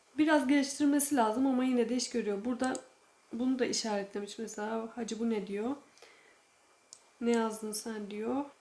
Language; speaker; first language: Turkish; native; Turkish